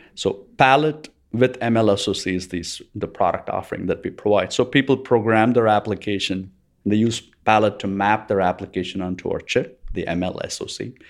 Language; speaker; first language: English; non-native, local second language; Tamil